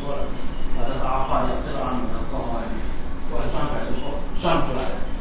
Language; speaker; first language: Chinese; native; Chinese